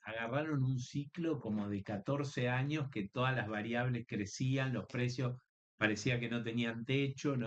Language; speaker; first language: Spanish; native; Spanish